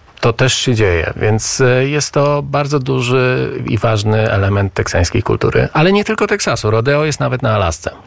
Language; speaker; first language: Polish; native; Polish